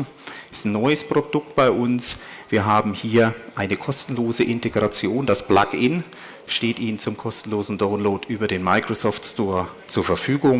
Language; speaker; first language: German; native; German